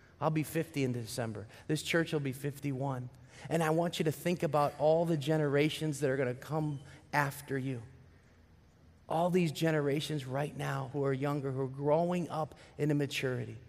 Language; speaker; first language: English; native; English